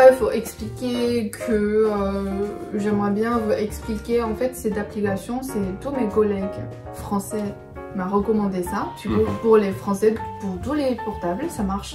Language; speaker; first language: French; non-native, fluent; Chinese